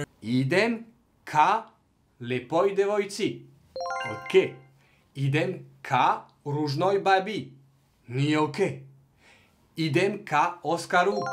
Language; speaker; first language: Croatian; non-native, learner; French